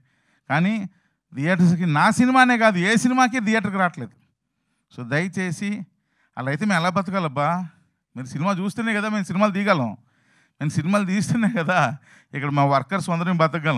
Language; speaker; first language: Telugu; native; Telugu